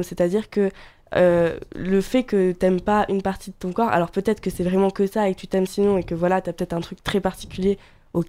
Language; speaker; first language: French; native; French